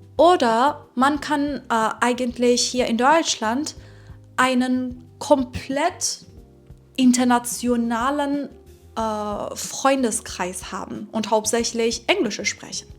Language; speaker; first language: German; non-native, fluent; Persian